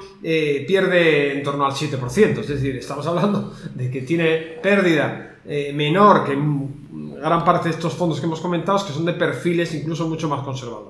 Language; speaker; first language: Spanish; native; Spanish